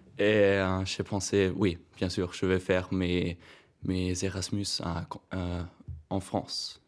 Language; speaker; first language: French; non-native, fluent; German